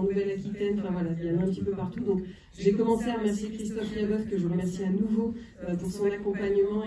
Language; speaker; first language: French; native; French